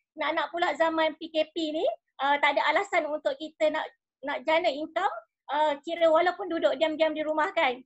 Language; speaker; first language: Malay; native; Malay